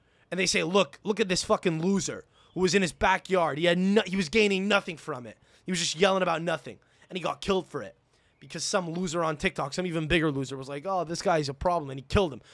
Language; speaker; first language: English; early bilingual, other home language; Italian